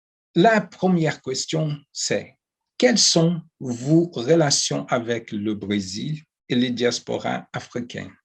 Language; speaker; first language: French; non-native, fluent; Portuguese